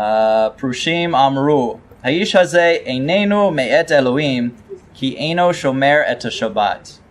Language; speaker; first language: Hebrew; non-native, fluent; English